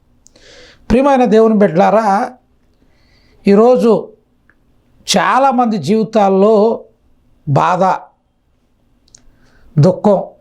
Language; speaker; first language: Telugu; native; Telugu